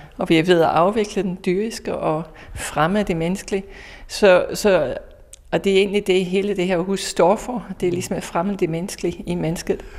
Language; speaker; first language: Danish; non-native, fluent; English